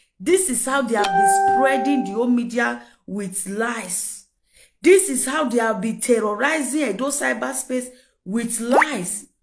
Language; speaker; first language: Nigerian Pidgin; non-native, local second language; Yoruba